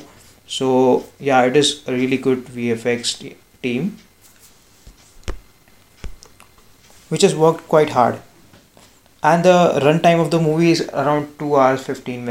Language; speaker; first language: English; non-native, local second language; Marathi